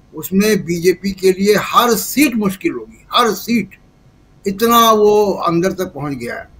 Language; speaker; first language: Hindi; native; Hindi